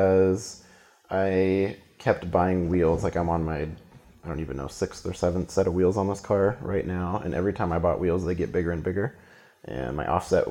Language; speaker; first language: English; native; English